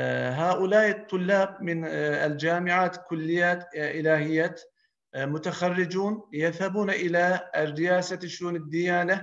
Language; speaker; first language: Arabic; non-native, fluent; Turkish